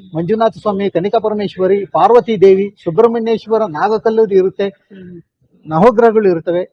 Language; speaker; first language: Kannada; native; Kannada